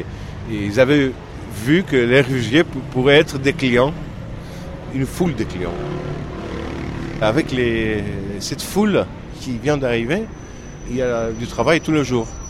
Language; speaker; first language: French; non-native, fluent; Greek